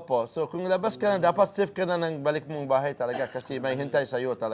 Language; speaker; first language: Filipino; non-native, learner; Arabic